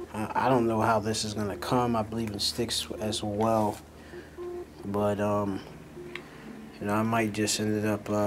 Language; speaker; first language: English; native; English